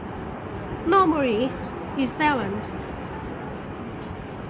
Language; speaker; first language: English; non-native, learner; Thai